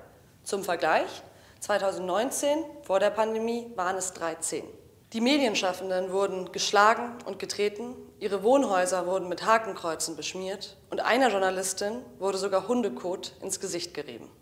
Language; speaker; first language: German; native; German